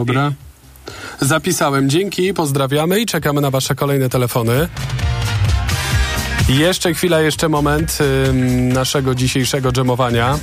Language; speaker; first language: Polish; native; Polish